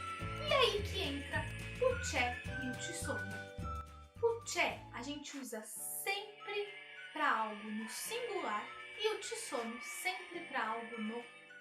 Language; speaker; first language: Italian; non-native, fluent; Portuguese